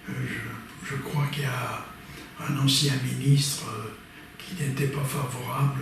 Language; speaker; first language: French; native; French